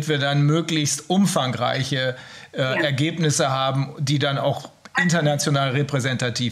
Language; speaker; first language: German; native; German